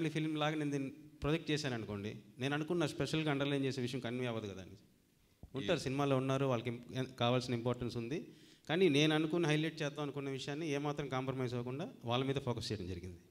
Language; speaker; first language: Telugu; native; Telugu